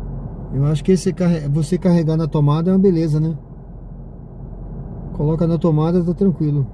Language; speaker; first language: Portuguese; native; Portuguese